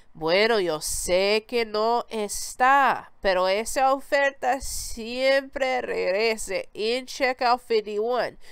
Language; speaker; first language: Spanish; early bilingual, heritage; Spanish